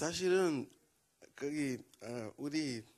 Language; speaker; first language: Korean; non-native, learner; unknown